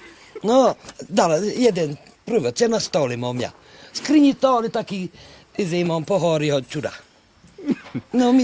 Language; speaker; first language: Slovak; non-native, local second language; Hungarian